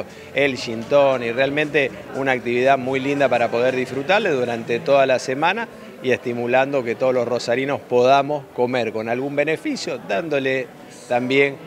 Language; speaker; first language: Spanish; native; Spanish